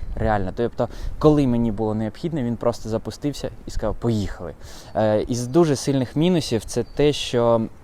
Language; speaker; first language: Ukrainian; non-native, local second language; Russian